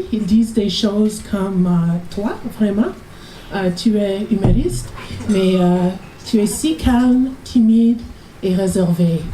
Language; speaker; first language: French; non-native, learner; English